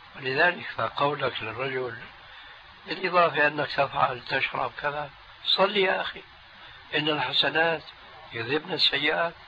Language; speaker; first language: Arabic; early bilingual, other home language; Albanian